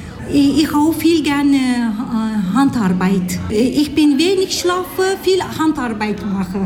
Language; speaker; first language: German; non-native, learner; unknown